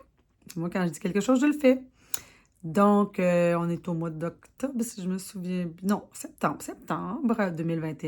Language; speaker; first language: French; native; French